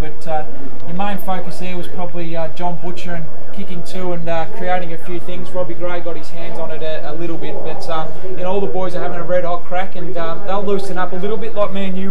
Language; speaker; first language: English; native; English